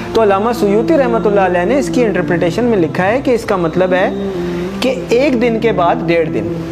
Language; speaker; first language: Urdu; non-native, local second language; Pashto